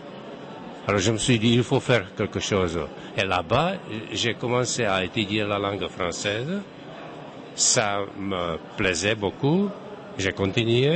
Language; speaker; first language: French; non-native, fluent; Czech